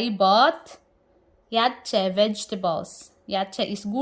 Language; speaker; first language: English; non-native, local second language; Filipino